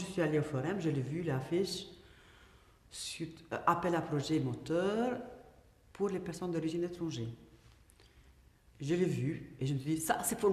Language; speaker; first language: French; non-native, fluent; Albanian